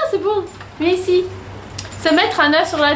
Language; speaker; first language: French; native; French